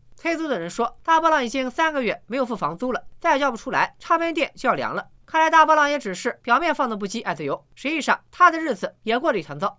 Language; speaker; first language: Chinese; native; Chinese